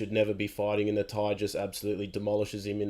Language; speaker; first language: English; native; English